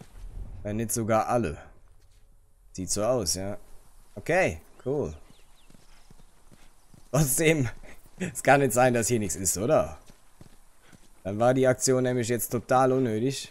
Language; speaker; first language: German; native; German